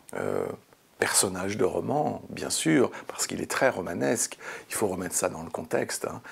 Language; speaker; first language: French; native; French